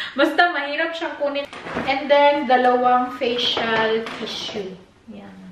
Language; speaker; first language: Filipino; non-native, local second language; Cebuano